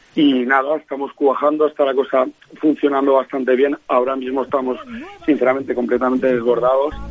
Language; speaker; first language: Spanish; native; Spanish